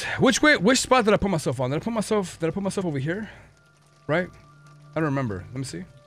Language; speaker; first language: English; native; English